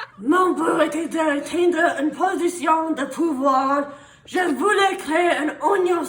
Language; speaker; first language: French; non-native, learner; English